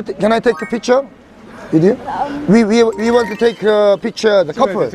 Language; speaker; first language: English; non-native, learner; Korean